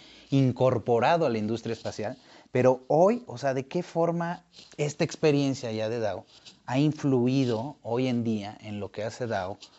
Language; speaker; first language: Spanish; native; Spanish